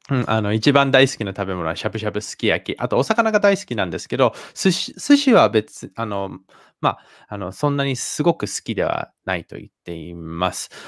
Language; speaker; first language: Japanese; native; Japanese